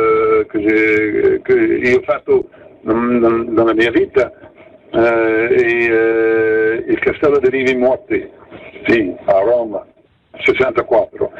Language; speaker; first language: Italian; non-native, learner; English